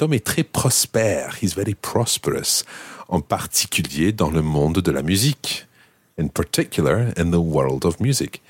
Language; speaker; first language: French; non-native, fluent; English